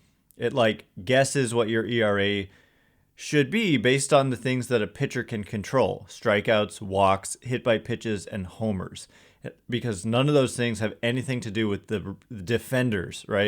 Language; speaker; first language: English; native; English